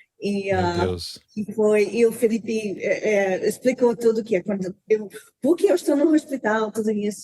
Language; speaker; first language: Portuguese; non-native, learner; English